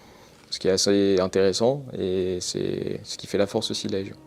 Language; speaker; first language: French; native; French